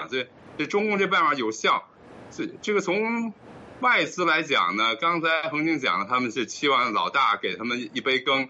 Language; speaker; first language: Chinese; native; Chinese